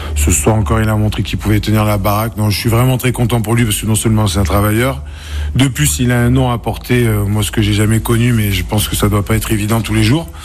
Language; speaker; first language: French; native; French